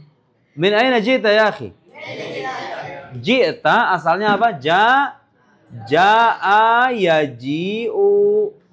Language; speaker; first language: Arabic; non-native, fluent; Indonesian